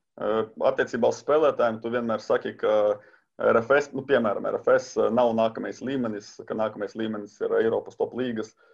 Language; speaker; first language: Latvian; native; Latvian